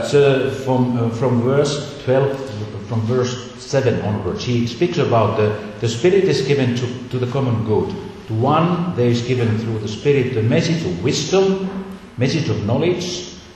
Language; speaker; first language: English; non-native, fluent; Finnish